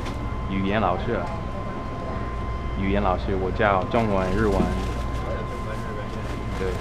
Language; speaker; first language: Chinese; non-native, fluent; English